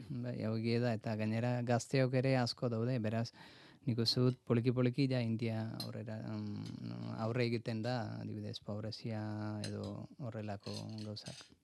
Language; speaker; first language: Basque; non-native, learner; Malayalam